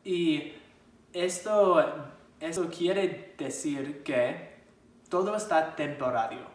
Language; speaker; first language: Spanish; non-native, learner; English